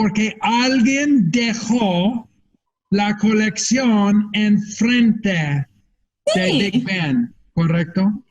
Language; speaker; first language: Spanish; non-native, fluent; English